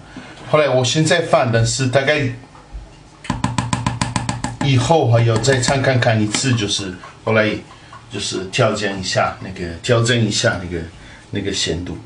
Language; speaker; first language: Chinese; non-native, fluent; Italian